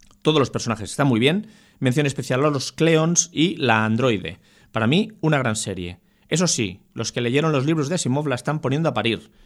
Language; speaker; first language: Spanish; native; Spanish